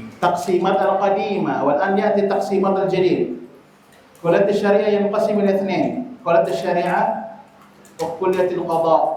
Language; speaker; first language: Arabic; non-native, fluent; Indonesian